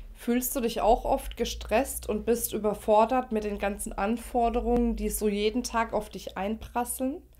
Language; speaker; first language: German; native; German